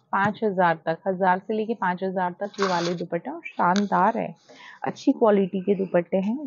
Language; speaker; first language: Hindi; non-native, local second language; Gujarati